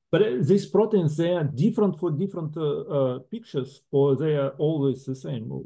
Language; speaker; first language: English; non-native, fluent; Russian